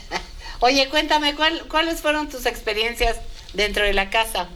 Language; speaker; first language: Spanish; native; Spanish